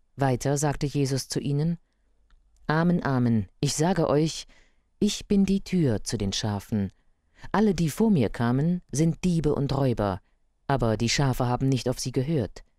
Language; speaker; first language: German; native; German